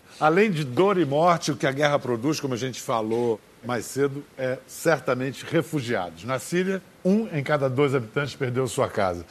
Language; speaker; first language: Portuguese; native; Portuguese